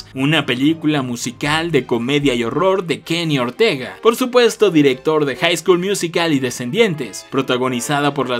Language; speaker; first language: Spanish; native; Spanish